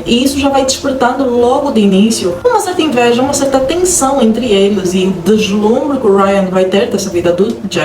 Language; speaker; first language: Portuguese; native; Portuguese